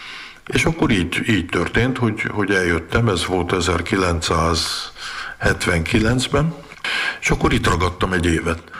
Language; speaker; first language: Hungarian; early bilingual, heritage; Hungarian